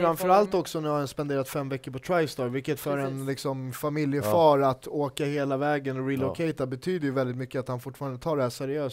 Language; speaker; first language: Swedish; native; Swedish